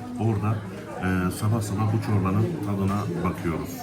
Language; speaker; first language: Turkish; native; Turkish